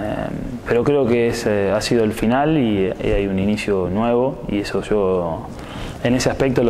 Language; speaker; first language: Spanish; native; Spanish